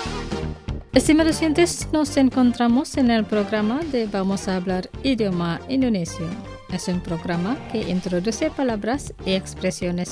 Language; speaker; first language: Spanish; non-native, fluent; Indonesian